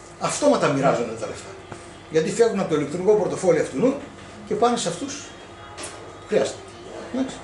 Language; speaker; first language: Greek; early bilingual, heritage; Greek